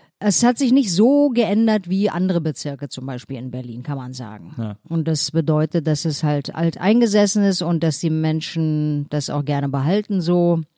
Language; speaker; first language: German; native; German